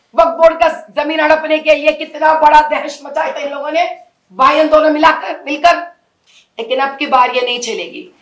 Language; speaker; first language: Hindi; non-native, local second language; Telugu